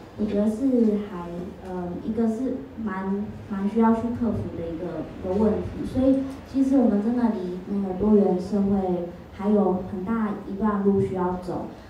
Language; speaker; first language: Chinese; native; Chinese